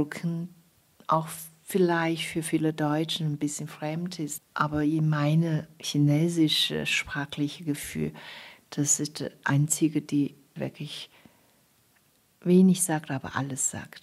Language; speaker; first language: German; non-native, fluent; Chinese